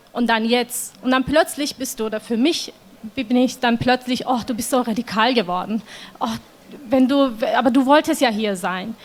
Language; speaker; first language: German; non-native, fluent; Turkish